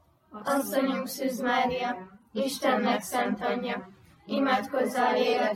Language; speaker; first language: Hungarian; native; Hungarian